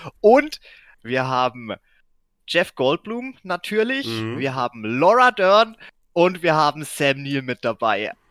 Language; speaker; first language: German; native; German